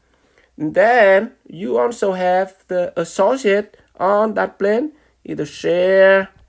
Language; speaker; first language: English; non-native, fluent; Vietnamese